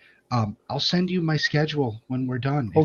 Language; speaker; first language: English; native; English